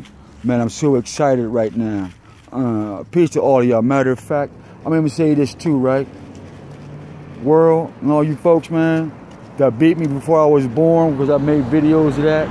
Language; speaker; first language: English; native; English